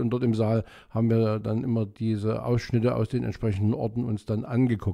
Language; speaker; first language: German; native; German